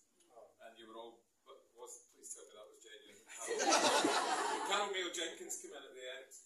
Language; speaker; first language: English; native; English